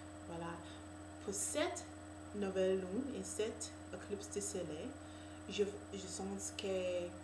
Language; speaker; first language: French; non-native, learner; English